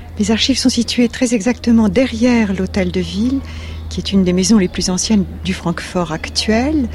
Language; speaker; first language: French; native; French